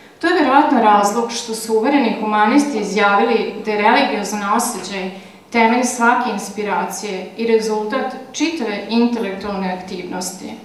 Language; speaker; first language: Serbian; native; Serbian